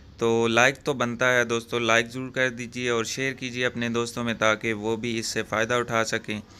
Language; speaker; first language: Urdu; non-native, local second language; Punjabi